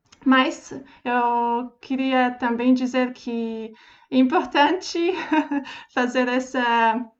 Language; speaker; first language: Portuguese; non-native, fluent; Slovak